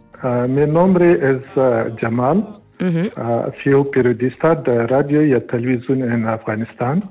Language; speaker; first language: Spanish; non-native, learner; Pashto